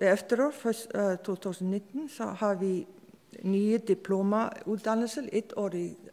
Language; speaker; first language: Danish; non-native, fluent; Icelandic